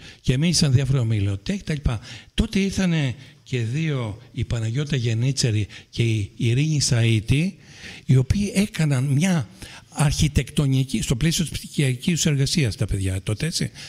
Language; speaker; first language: Greek; native; Greek